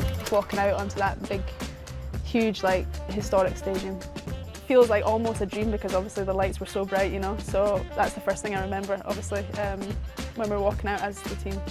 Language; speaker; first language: English; native; English